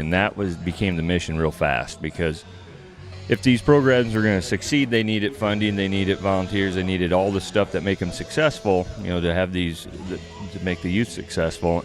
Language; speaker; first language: English; native; English